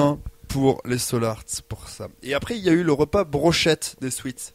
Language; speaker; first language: French; native; French